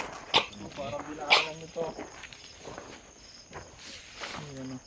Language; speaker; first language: Filipino; native; Filipino